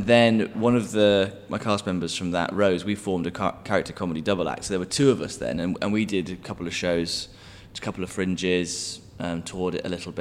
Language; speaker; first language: English; native; English